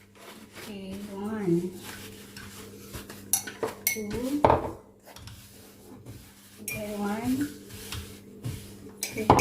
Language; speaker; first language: English; non-native, local second language; Filipino